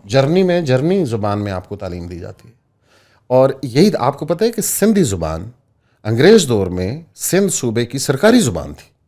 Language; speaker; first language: Urdu; non-native, local second language; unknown